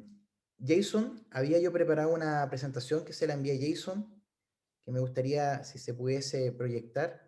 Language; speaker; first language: Spanish; native; Spanish